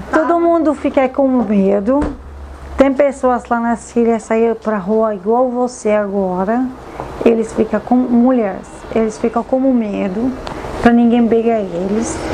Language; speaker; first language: Portuguese; non-native, learner; Arabic